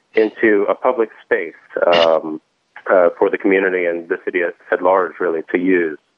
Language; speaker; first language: English; native; English